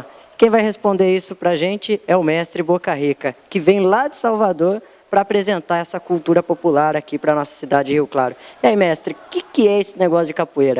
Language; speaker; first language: Portuguese; native; Portuguese